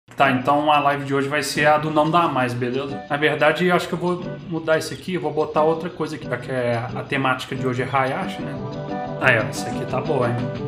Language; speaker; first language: Portuguese; native; Portuguese